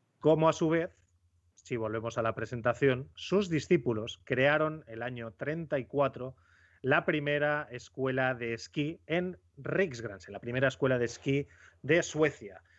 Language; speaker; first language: Spanish; native; Spanish